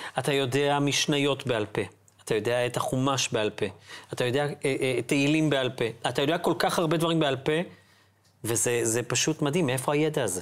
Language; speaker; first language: Hebrew; native; Hebrew